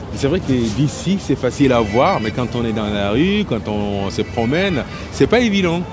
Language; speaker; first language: French; non-native, fluent; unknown